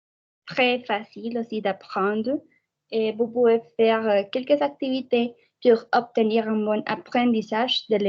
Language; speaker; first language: French; non-native, fluent; Spanish